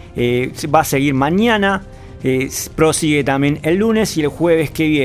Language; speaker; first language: Spanish; native; Spanish